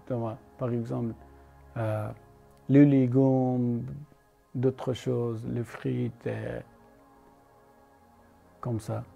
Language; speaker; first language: French; non-native, learner; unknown